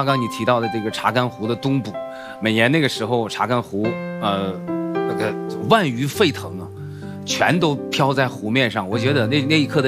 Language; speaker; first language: Chinese; native; Chinese